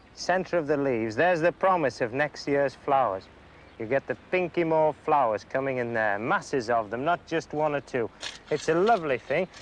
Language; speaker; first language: English; native; English